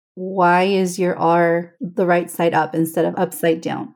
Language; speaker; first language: English; non-native, fluent; Spanish